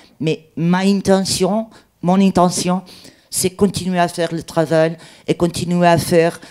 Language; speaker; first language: French; non-native, learner; Portuguese